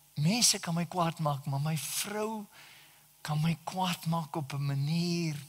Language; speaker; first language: Afrikaans; native; Afrikaans